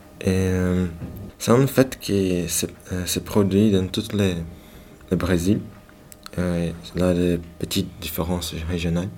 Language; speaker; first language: French; non-native, learner; Portuguese